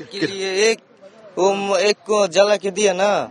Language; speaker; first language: Hindi; non-native, learner; Bangla